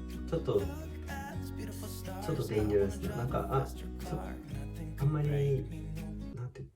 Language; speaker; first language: Japanese; non-native, fluent; Swedish